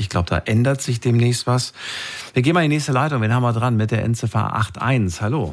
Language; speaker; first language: German; native; German